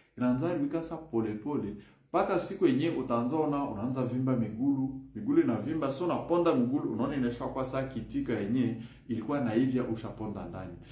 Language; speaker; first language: Swahili; native; Swahili